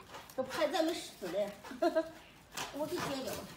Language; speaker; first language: Chinese; native; Chinese